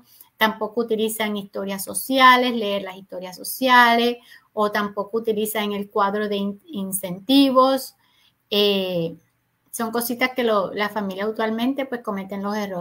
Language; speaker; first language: Spanish; native; Spanish